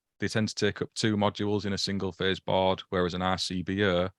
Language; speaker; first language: English; native; English